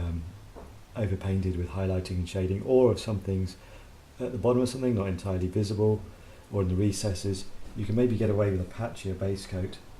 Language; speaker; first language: English; native; English